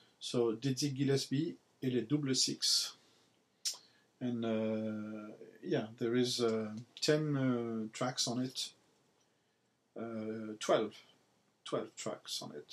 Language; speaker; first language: English; non-native, learner; French